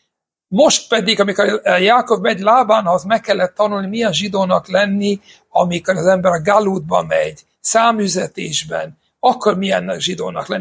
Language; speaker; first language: Hungarian; non-native, fluent; English